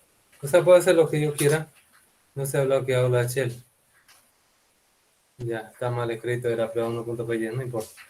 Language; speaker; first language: Spanish; native; Spanish